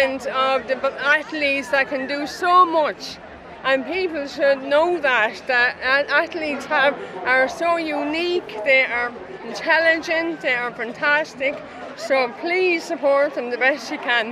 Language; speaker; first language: English; native; English